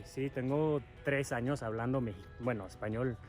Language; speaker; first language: Spanish; non-native, fluent; English